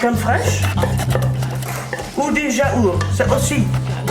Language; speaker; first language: French; non-native, learner; Dutch